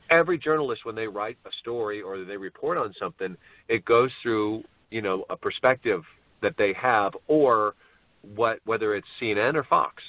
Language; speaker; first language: English; native; English